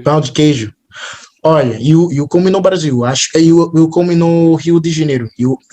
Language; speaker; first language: Portuguese; non-native, fluent; English